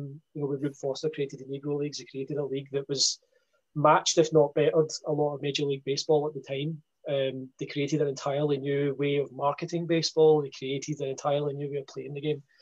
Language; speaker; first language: English; native; English